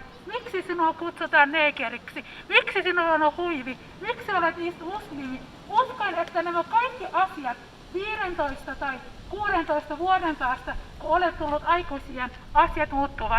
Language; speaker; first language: Finnish; early bilingual, other home language; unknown